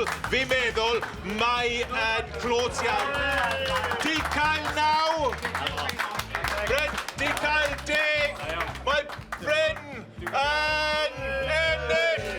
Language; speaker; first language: Welsh; non-native, local second language; English